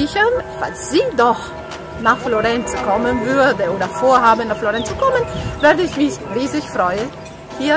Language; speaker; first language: German; non-native, fluent; Italian